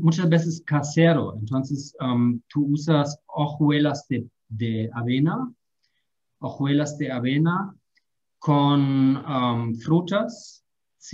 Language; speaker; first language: Spanish; non-native, fluent; German